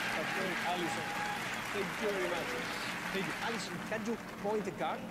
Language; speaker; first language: English; non-native, fluent; Spanish